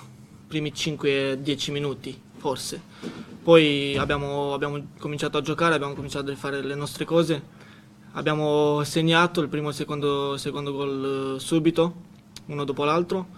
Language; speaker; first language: Italian; non-native, learner; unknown